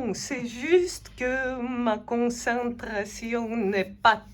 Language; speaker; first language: French; non-native, fluent; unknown